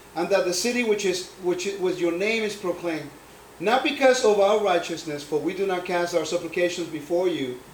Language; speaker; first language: English; non-native, fluent; Spanish